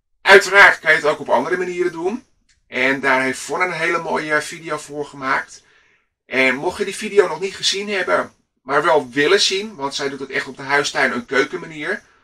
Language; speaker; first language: Dutch; native; Dutch